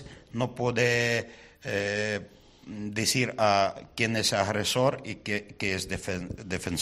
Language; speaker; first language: Spanish; non-native, learner; Ukrainian